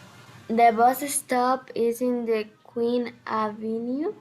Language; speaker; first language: English; non-native, learner; Spanish